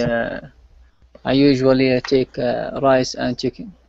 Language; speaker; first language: English; non-native, learner; Arabic